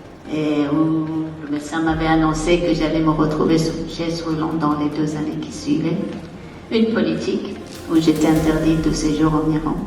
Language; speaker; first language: French; non-native, fluent; Persian